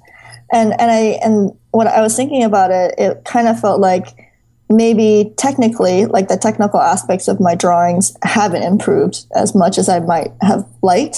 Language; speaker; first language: English; native; English